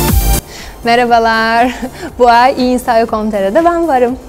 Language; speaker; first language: Turkish; non-native, fluent; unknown